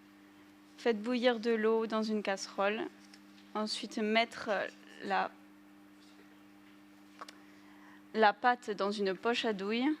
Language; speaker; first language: French; native; French